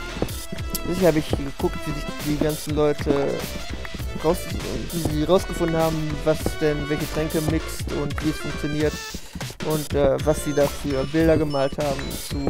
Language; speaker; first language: German; native; German